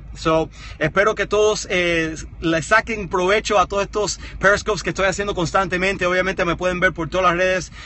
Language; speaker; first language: Spanish; early bilingual, heritage; Spanish